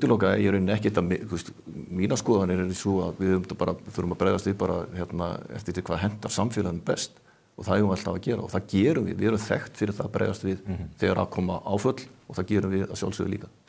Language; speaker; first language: Icelandic; native; Icelandic